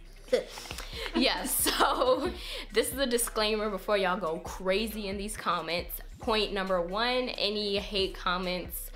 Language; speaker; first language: English; native; English